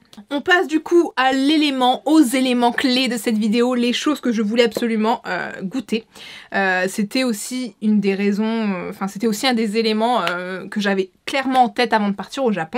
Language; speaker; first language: French; native; French